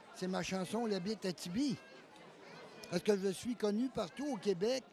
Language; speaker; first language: French; native; French